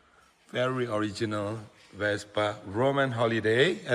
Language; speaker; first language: English; non-native, learner; Indonesian